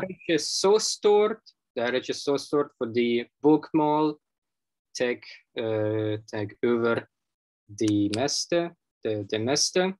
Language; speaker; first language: Norwegian; non-native, fluent; Russian